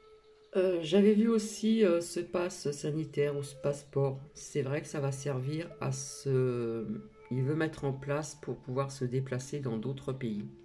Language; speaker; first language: French; native; French